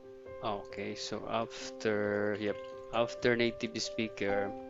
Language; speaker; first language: English; non-native, fluent; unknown